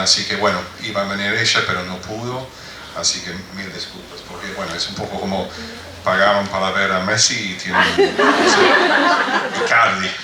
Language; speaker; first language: Spanish; non-native, fluent; English